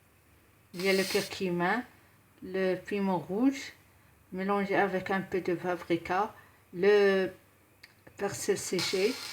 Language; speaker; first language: French; non-native, local second language; Arabic